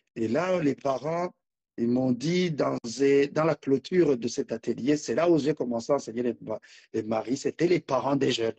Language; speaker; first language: French; non-native, local second language; Rundi